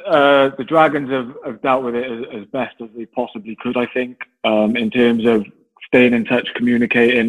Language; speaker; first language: English; native; English